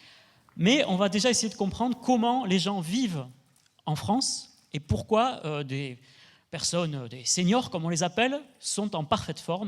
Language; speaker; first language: French; native; French